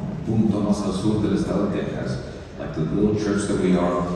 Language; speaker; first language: English; early bilingual, other home language; Spanish